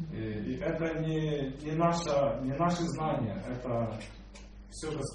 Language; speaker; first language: Russian; non-native, local second language; Ukrainian